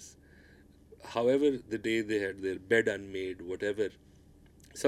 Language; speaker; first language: English; non-native, local second language; Pashto